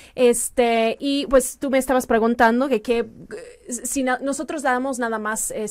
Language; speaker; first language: Spanish; non-native, fluent; English